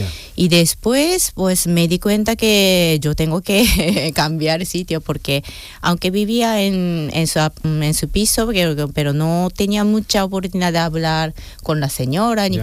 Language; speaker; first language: Spanish; non-native, fluent; Japanese